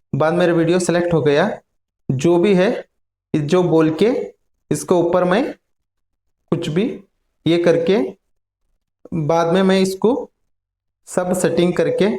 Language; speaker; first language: Hindi; non-native, local second language; Kannada